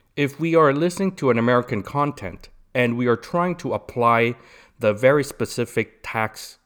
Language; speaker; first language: English; native; English